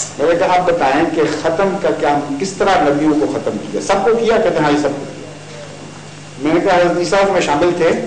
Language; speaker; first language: Urdu; native; Urdu